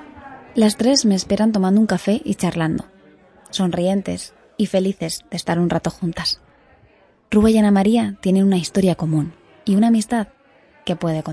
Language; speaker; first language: Spanish; native; Spanish